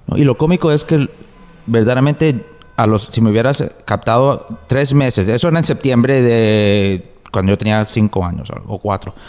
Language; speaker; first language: Spanish; early bilingual, heritage; Spanish